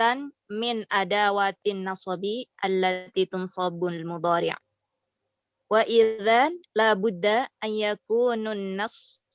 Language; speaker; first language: Arabic; non-native, learner; Indonesian